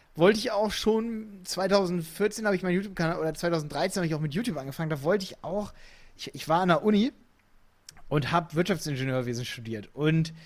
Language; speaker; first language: German; native; German